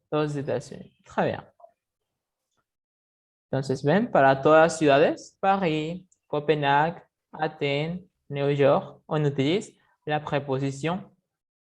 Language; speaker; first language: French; non-native, fluent; Spanish